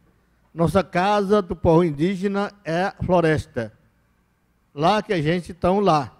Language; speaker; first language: Portuguese; non-native, local second language; Yanomámi